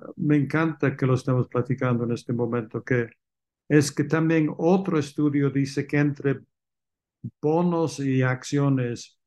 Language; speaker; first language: Spanish; non-native, fluent; English